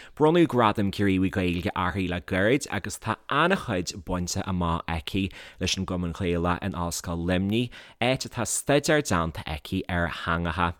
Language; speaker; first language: Irish; native; Irish